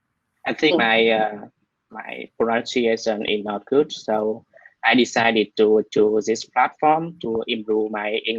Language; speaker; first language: English; non-native, learner; Vietnamese